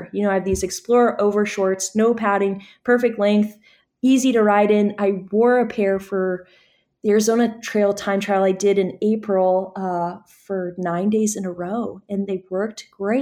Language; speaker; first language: English; native; English